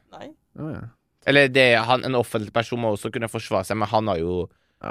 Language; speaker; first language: Norwegian; early bilingual, other home language; Persian